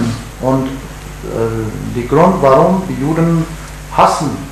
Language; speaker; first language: German; non-native, learner; Urdu